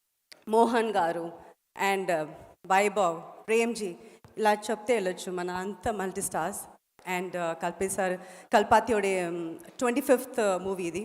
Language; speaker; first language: Telugu; non-native, learner; Tamil